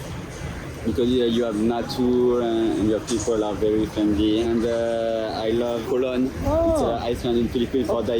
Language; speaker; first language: English; non-native, learner; French